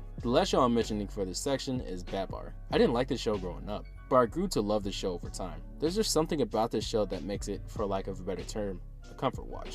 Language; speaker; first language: English; native; English